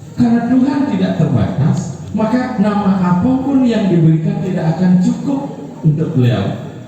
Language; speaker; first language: Indonesian; non-native, local second language; Balinese